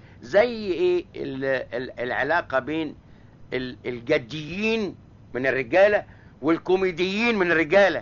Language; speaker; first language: Arabic; native; Arabic